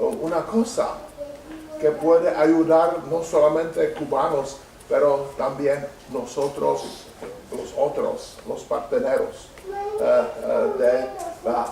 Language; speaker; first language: Spanish; non-native, learner; Czech